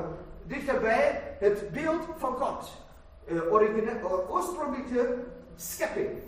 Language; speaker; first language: Dutch; non-native, fluent; German